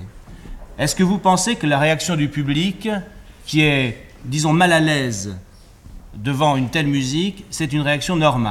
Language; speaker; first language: French; native; French